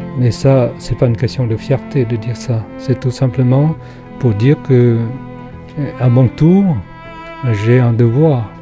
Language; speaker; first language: French; non-native, fluent; Khmer